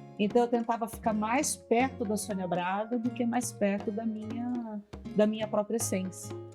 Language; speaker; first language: Portuguese; native; Portuguese